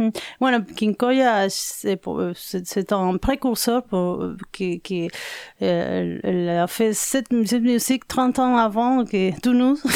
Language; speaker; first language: French; non-native, learner; Spanish